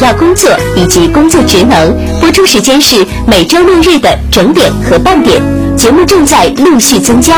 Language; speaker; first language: Chinese; native; Chinese